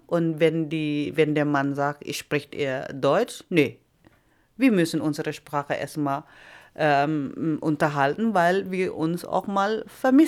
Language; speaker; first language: German; non-native, fluent; Iloko